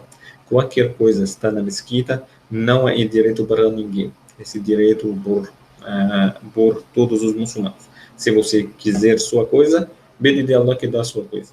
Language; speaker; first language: Portuguese; non-native, fluent; Arabic